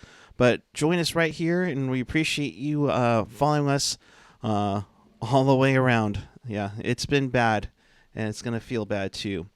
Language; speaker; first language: English; native; English